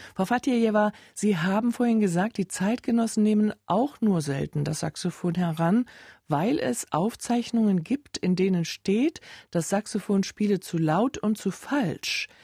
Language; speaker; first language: German; native; German